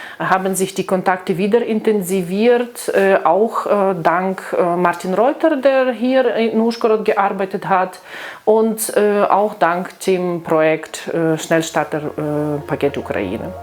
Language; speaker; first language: German; non-native, fluent; Ukrainian